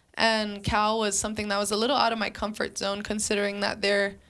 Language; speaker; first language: English; native; English